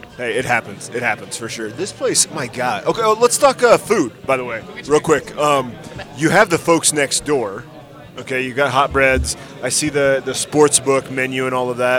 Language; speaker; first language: English; native; English